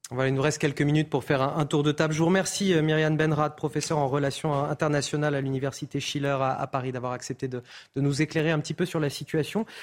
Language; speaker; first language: French; native; French